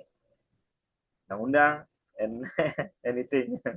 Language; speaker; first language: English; non-native, learner; Indonesian